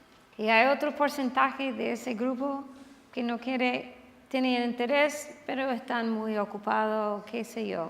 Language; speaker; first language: Spanish; non-native, fluent; English